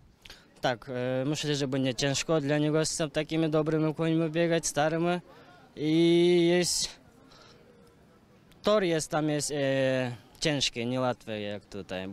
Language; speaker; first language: Polish; non-native, learner; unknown